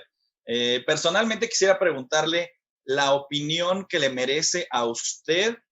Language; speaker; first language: Spanish; native; Spanish